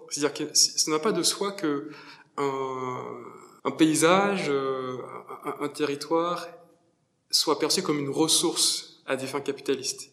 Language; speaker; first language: French; native; French